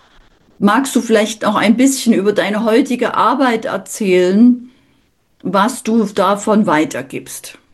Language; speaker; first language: German; native; German